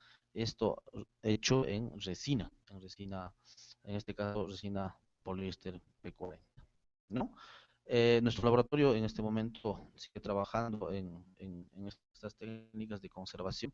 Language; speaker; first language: Spanish; native; Spanish